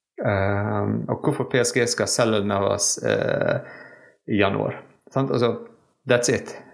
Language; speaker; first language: Norwegian; non-native, fluent; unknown